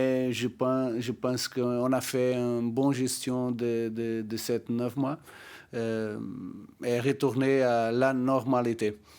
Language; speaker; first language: French; non-native, learner; Portuguese